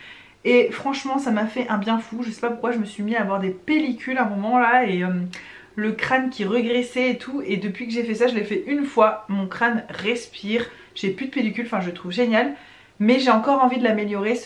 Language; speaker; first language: French; native; French